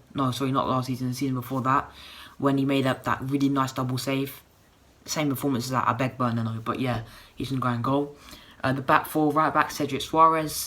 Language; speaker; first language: English; native; English